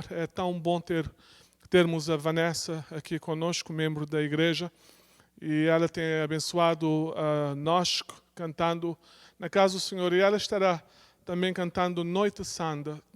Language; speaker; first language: Portuguese; native; Portuguese